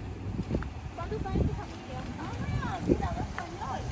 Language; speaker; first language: Spanish; early bilingual, heritage; Spanish